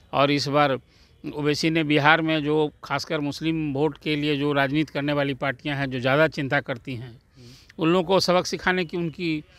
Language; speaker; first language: Hindi; native; Hindi